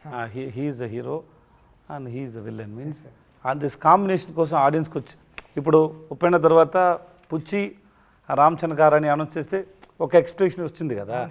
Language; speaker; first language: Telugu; non-native, learner; Tamil